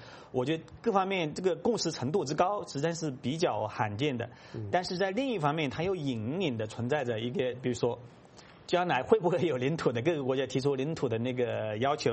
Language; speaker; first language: Chinese; native; Chinese